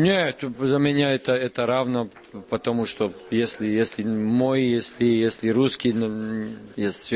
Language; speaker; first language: Russian; non-native, learner; Serbian